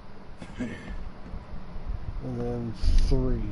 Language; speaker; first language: English; native; English